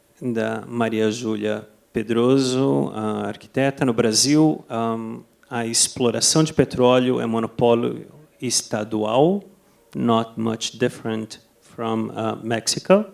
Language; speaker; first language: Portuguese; non-native, fluent; Spanish